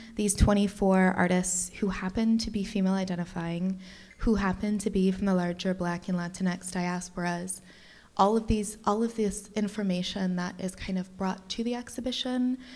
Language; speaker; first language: English; native; English